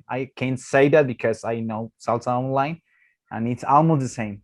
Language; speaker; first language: English; non-native, learner; Spanish